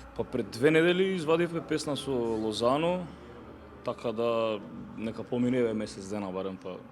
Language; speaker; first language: Macedonian; native; Macedonian